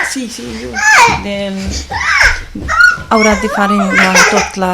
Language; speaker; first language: Catalan; non-native, learner; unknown